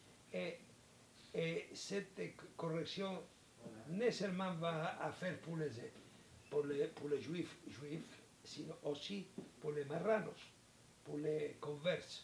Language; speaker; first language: French; non-native, learner; Spanish